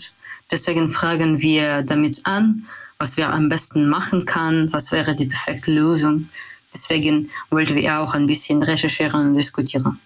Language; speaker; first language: German; non-native, learner; Russian